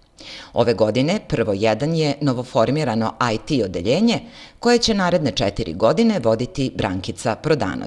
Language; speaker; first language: Serbian; native; Serbian